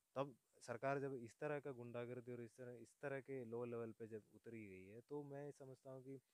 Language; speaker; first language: Hindi; non-native, local second language; Malayalam